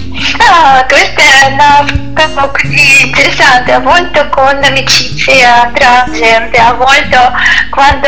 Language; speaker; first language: Italian; non-native, learner; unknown